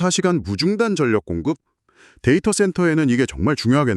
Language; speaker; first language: Korean; native; Korean